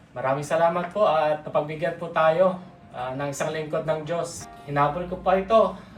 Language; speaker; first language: Filipino; native; Filipino